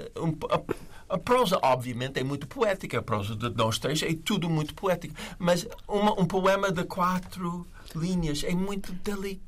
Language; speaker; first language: Portuguese; non-native, fluent; English